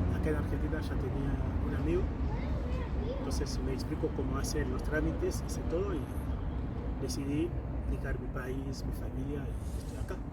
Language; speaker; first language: Spanish; non-native, fluent; Haitian Creole